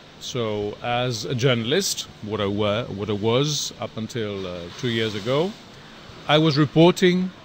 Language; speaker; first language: English; non-native, fluent; Greek